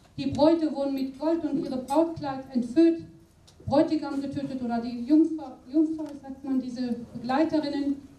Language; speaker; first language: German; non-native, fluent; Aramaic